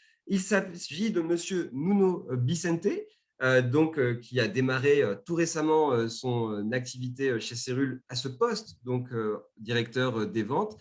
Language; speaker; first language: French; native; French